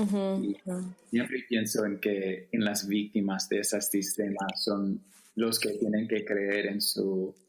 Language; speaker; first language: Spanish; non-native, fluent; English